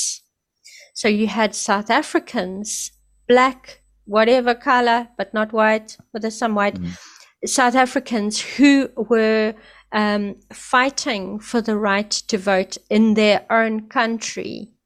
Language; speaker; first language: English; native; English